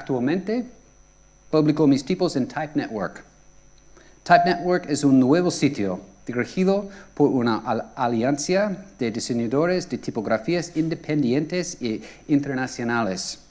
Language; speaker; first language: Spanish; non-native, fluent; English